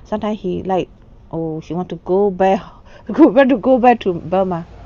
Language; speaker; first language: English; non-native, learner; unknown